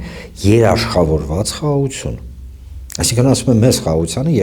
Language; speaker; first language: Armenian; native; Armenian